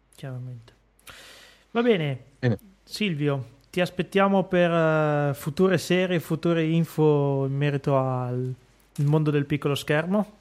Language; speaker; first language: Italian; native; Italian